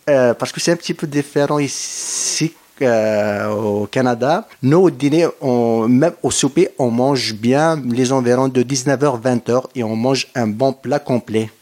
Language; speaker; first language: French; non-native, local second language; Kabyle